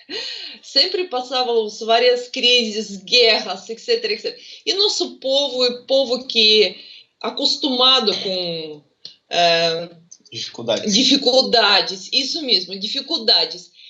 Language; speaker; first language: Portuguese; non-native, fluent; Russian